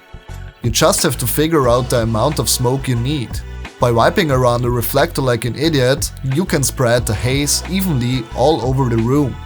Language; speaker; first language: English; non-native, fluent; German